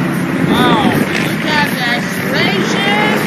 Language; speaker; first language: English; non-native, learner; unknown